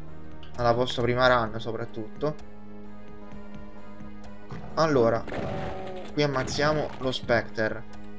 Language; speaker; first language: Italian; native; Italian